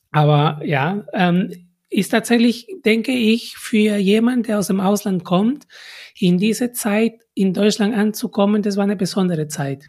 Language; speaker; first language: German; non-native, fluent; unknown